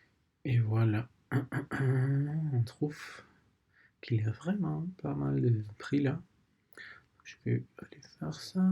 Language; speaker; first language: French; non-native, learner; Spanish